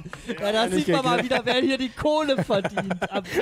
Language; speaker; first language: German; native; German